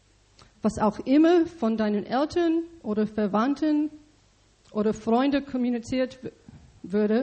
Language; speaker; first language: German; non-native, learner; English